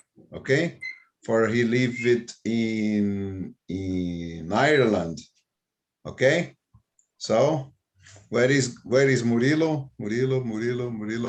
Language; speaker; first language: English; non-native, fluent; Portuguese